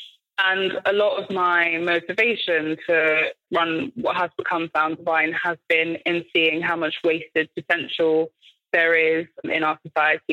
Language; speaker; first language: English; native; English